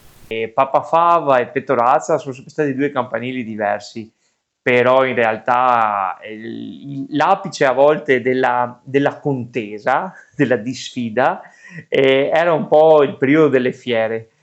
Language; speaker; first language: Italian; native; Italian